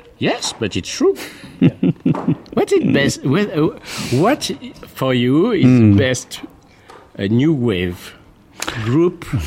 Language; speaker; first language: English; non-native, learner; French